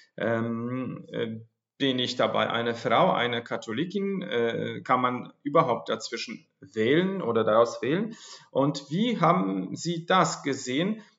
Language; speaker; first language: German; non-native, fluent; Polish